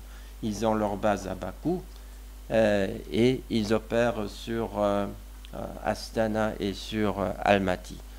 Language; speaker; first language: French; non-native, local second language; Luxembourgish